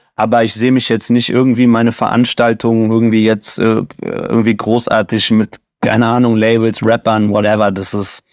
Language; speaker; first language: German; native; German